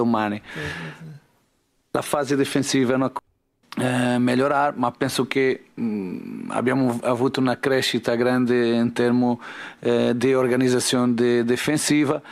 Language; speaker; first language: Italian; non-native, learner; Portuguese